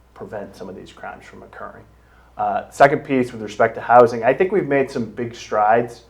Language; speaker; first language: English; native; English